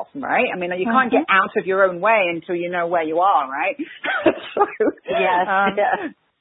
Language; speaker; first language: English; native; English